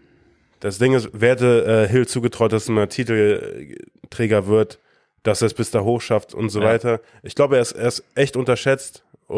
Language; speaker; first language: German; native; German